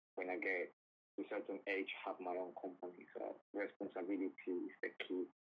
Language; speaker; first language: English; non-native, fluent; Spanish